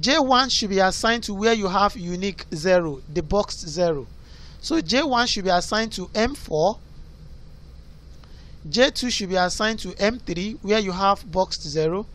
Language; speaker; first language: English; non-native, local second language; Yoruba